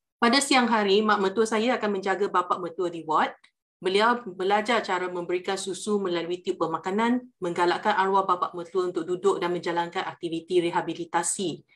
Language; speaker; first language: Malay; non-native, local second language; Chinese